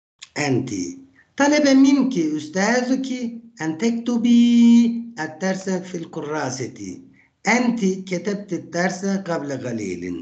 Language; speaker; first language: Arabic; non-native, fluent; Turkish